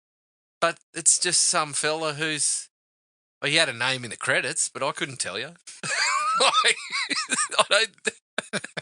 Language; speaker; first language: English; native; English